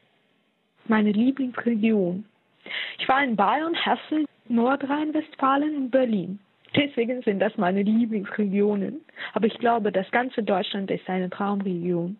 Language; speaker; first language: German; non-native, fluent; Russian